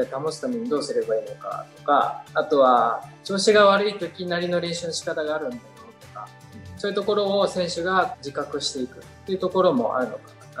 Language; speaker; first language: Japanese; native; Japanese